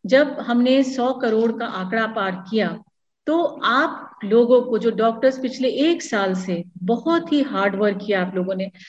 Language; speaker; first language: Hindi; native; Hindi